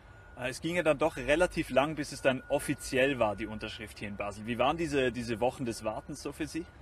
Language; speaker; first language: German; native; German